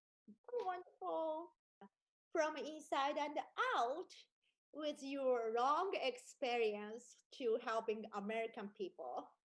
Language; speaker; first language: English; non-native, learner; Japanese